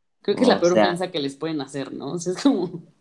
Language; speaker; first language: Spanish; native; Spanish